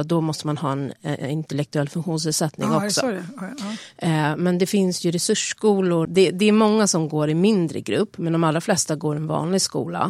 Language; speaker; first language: Swedish; native; Swedish